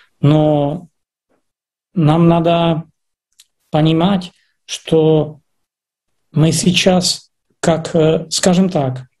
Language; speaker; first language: Russian; non-native, fluent; Czech